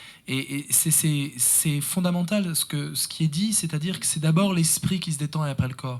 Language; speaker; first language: French; native; French